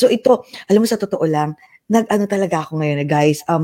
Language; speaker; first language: Filipino; native; Filipino